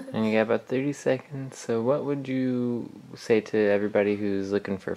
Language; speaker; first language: English; native; English